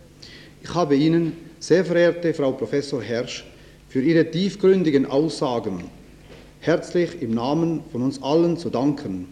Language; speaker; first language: German; native; German